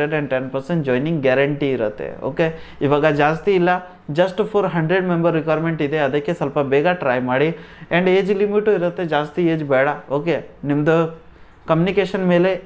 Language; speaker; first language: Kannada; non-native, local second language; Hindi